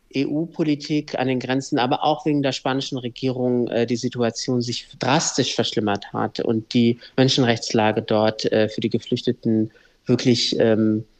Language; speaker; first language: German; early bilingual, other home language; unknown